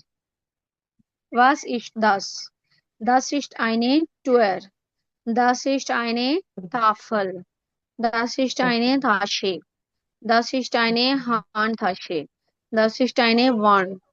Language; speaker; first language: German; non-native, learner; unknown